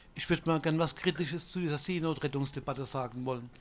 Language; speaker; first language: German; non-native, fluent; Italian